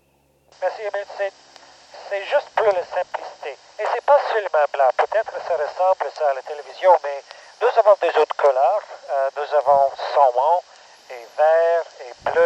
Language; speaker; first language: French; non-native, local second language; English